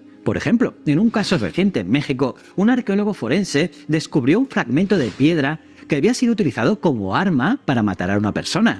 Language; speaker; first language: Spanish; native; Spanish